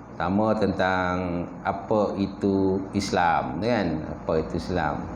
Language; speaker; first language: Malay; native; Malay